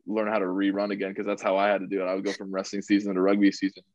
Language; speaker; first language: English; native; English